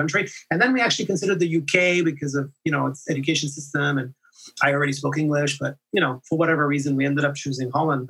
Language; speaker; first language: English; non-native, fluent; French